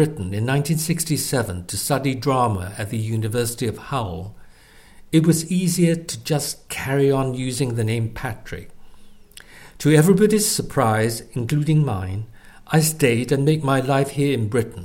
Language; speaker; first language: English; non-native, local second language; Cantonese